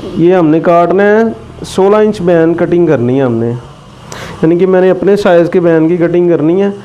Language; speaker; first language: Urdu; native; Urdu